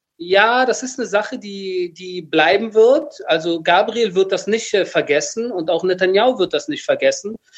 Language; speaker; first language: German; early bilingual, other home language; Persian